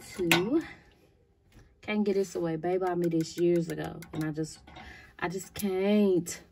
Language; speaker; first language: English; native; English